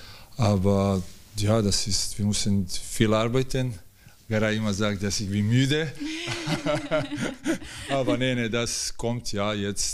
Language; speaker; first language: German; non-native, learner; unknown